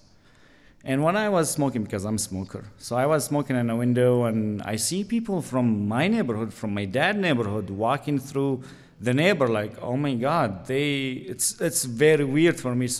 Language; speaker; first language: English; non-native, learner; Arabic